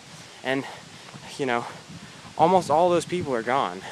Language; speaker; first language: English; native; English